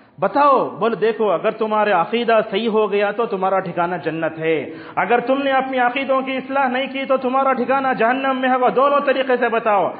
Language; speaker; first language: Urdu; native; Urdu